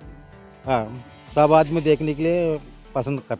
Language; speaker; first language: Hindi; non-native, local second language; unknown